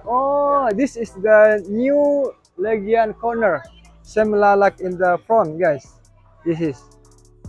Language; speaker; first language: English; non-native, learner; Indonesian